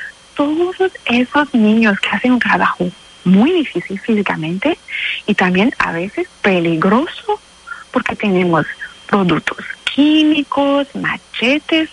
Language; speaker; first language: Spanish; non-native, fluent; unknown